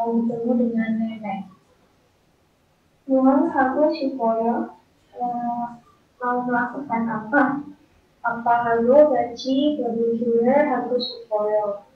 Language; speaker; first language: Korean; non-native, learner; Indonesian